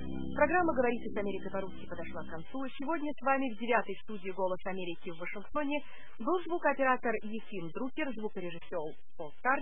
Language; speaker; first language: Russian; native; Russian